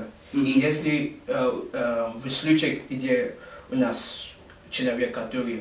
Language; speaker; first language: Russian; non-native, learner; English